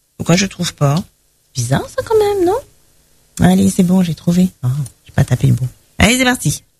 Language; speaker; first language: French; native; French